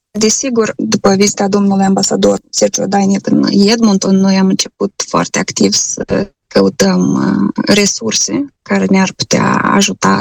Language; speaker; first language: Romanian; native; Romanian